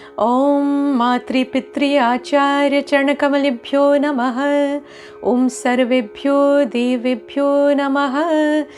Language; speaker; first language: French; non-native, local second language; Bhojpuri